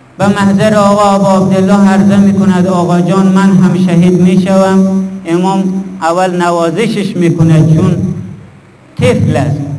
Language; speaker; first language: Persian; native; Persian